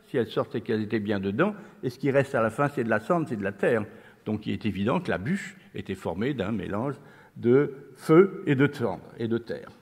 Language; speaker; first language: French; native; French